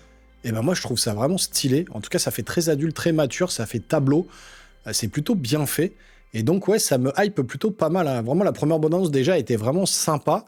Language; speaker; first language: French; native; French